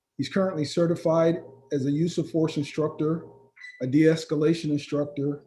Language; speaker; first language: English; native; English